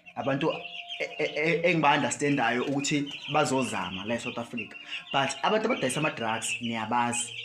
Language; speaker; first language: Zulu; native; Zulu